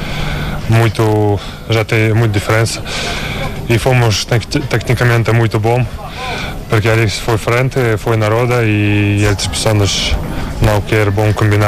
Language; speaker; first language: Portuguese; non-native, learner; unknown